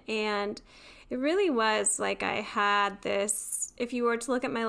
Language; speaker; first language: English; native; English